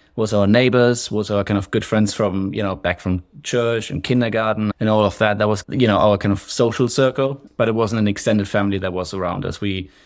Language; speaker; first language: English; non-native, fluent; German